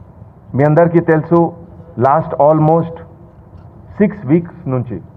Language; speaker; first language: Telugu; non-native, local second language; Hindi